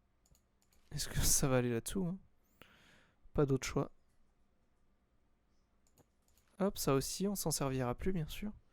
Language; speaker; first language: French; native; French